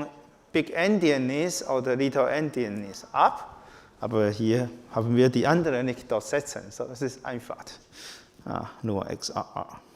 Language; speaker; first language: German; non-native, learner; Chinese